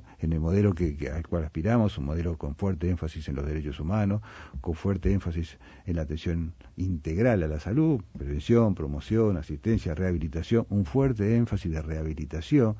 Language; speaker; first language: Spanish; native; Spanish